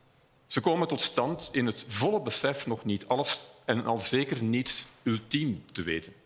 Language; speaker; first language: Dutch; native; Dutch